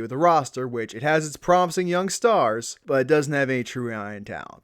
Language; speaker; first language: English; native; English